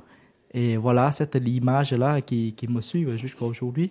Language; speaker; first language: French; non-native, learner; Vietnamese